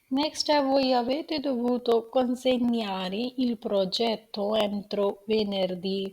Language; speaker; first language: Italian; non-native, fluent; Punjabi